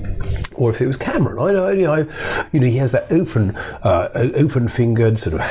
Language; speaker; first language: English; native; English